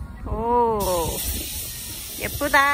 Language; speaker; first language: Korean; native; Korean